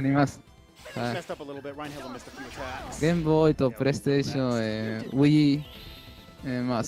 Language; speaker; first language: Japanese; non-native, learner; Spanish